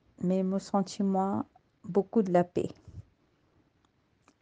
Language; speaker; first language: French; non-native, learner; Morisyen